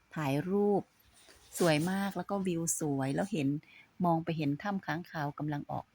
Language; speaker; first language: Thai; native; Thai